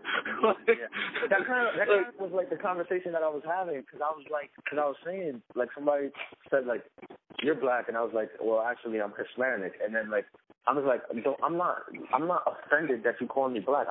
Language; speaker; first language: English; native; English